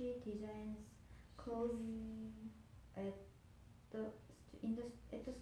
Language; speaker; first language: English; non-native, learner; Korean